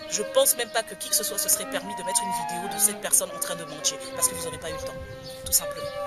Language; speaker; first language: French; native; French